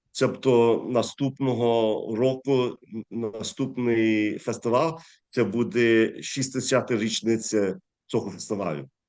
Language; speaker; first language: Ukrainian; early bilingual, heritage; English